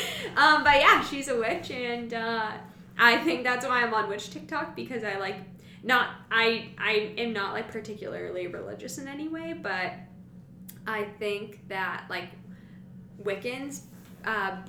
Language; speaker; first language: English; native; English